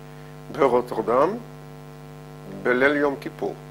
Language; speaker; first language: Hebrew; non-native, fluent; Dutch